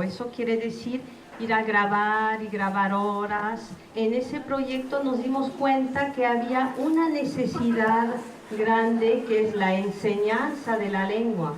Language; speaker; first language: Spanish; non-native, fluent; French